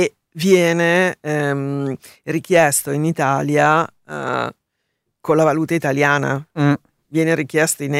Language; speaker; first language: Italian; native; Italian